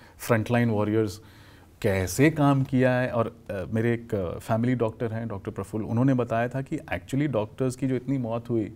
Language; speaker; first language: Hindi; native; Hindi